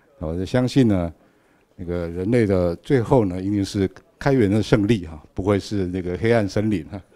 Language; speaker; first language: Chinese; native; Chinese